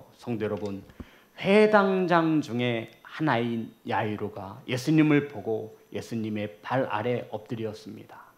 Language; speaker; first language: Korean; native; Korean